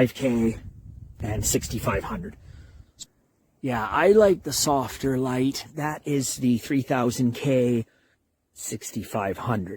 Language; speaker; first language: English; native; English